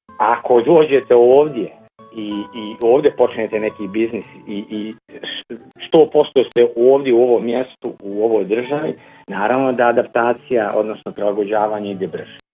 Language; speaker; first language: Bosnian; native; Bosnian